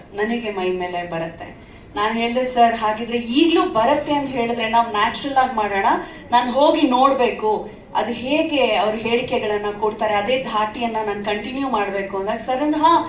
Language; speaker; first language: Kannada; native; Kannada